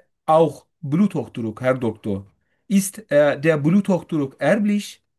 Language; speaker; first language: German; non-native, fluent; Turkish